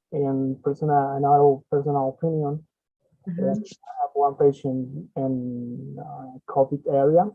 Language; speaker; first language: English; non-native, learner; Spanish